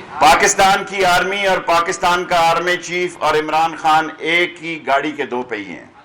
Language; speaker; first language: Urdu; non-native, local second language; Punjabi